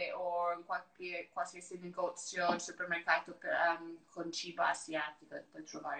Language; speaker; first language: Italian; non-native, learner; English